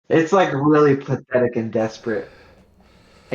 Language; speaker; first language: English; native; English